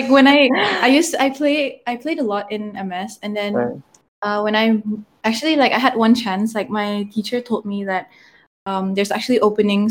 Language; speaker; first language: English; non-native, fluent; Malay